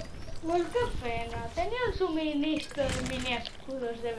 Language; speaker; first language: Spanish; native; Spanish